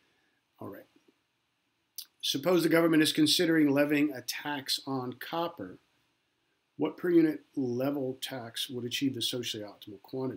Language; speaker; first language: English; native; English